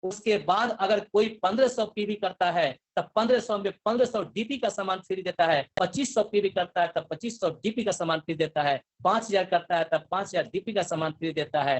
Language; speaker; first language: Hindi; native; Hindi